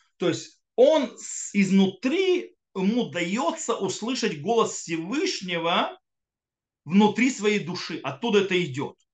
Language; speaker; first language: Russian; early bilingual, heritage; Russian